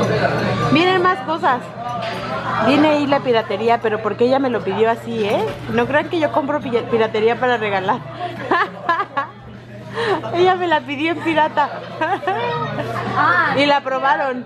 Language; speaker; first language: Spanish; native; Spanish